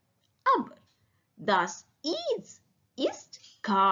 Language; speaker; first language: German; non-native, learner; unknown